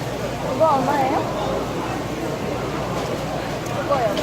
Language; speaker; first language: Korean; non-native, learner; Indonesian